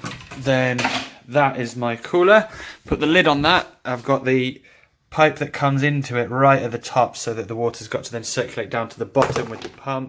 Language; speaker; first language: English; native; English